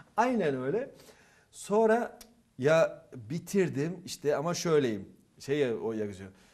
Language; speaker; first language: Turkish; non-native, local second language; Kurdish